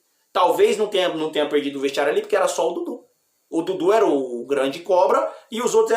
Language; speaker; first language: Portuguese; native; Portuguese